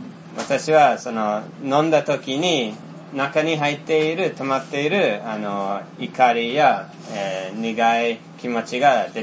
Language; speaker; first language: Japanese; non-native, fluent; Finnish